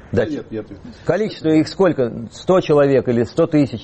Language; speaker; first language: Russian; native; Russian